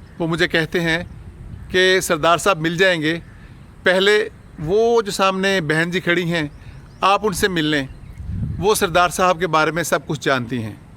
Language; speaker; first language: Urdu; non-native, local second language; Punjabi